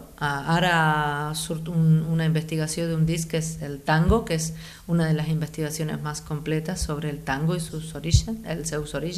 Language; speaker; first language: Catalan; non-native, learner; Spanish